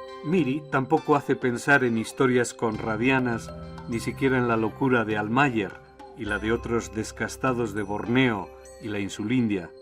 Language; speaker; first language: Spanish; native; Spanish